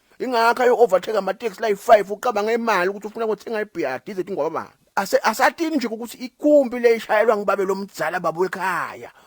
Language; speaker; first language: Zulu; non-native, local second language; Swati